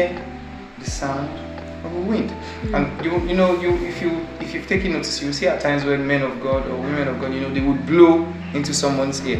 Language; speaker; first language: English; non-native, local second language; Bini